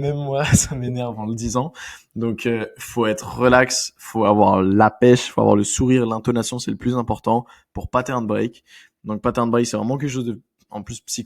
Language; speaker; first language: French; native; French